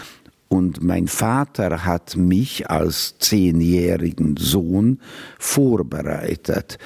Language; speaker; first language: German; non-native, fluent; Hungarian